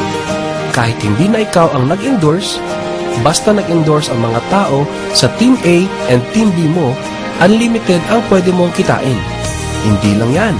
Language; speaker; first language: Filipino; native; Filipino